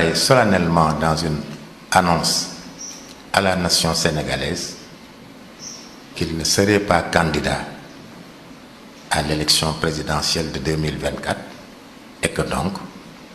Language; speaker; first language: French; non-native, local second language; Wolof